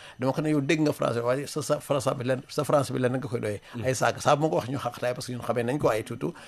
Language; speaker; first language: Wolof; non-native, local second language; Serer